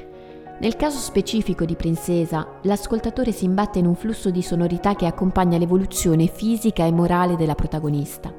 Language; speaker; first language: Italian; native; Italian